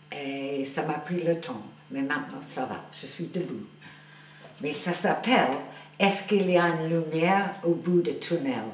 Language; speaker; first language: French; non-native, fluent; English